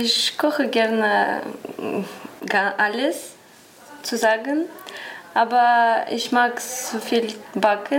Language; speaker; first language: German; non-native, learner; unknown